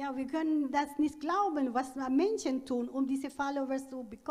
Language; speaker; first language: German; non-native, fluent; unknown